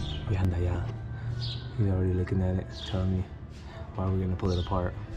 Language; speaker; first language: English; early bilingual, other home language; Spanish